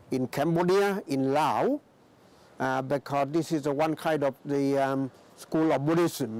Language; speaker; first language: English; non-native, fluent; Thai